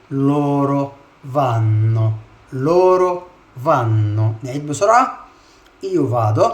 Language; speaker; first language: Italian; non-native, fluent; Arabic